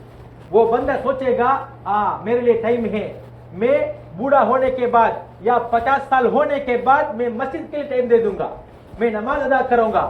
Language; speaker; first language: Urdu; non-native, fluent; Tamil